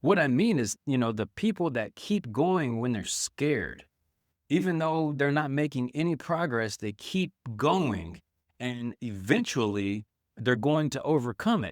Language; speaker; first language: English; native; English